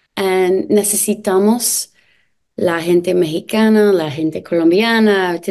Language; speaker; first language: Spanish; non-native, learner; English